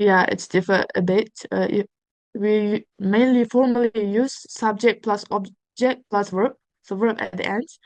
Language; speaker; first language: English; non-native, fluent; Uzbek